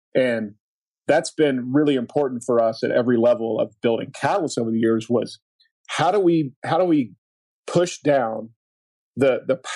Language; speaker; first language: English; native; English